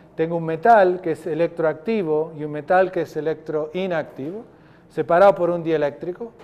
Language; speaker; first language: Spanish; native; Spanish